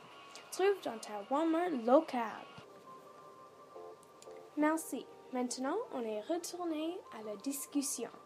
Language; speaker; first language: French; non-native, learner; English